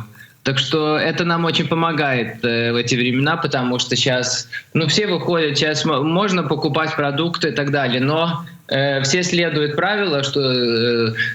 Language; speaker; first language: Russian; early bilingual, heritage; Russian